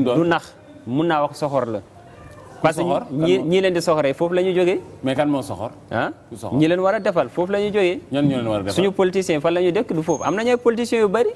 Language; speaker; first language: Wolof; native; Wolof